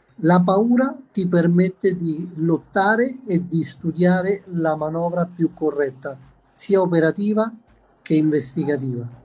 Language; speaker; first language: Italian; native; Italian